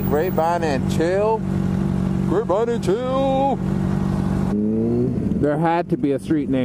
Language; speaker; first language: English; native; English